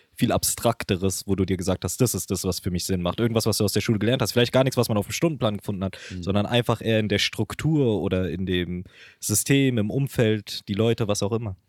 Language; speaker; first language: German; early bilingual, other home language; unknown